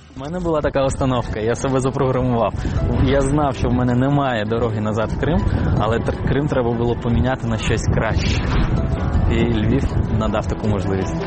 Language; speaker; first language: Ukrainian; non-native, local second language; Russian